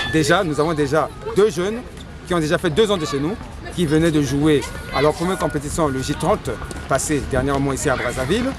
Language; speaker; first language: French; non-native, local second language; Lingala